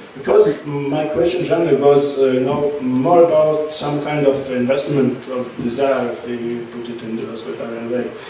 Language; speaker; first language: English; non-native, fluent; Russian